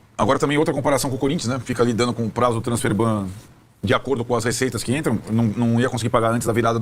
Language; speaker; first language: Portuguese; native; Portuguese